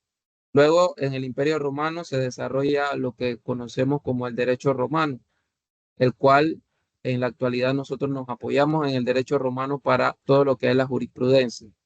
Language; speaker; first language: Spanish; native; Spanish